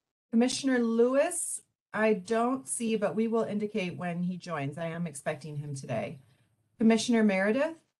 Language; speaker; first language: English; native; English